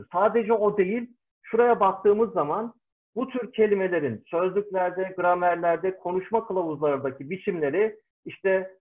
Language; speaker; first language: Turkish; native; Turkish